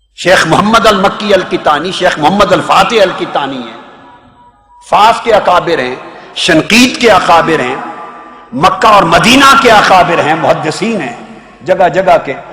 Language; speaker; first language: Urdu; non-native, local second language; Punjabi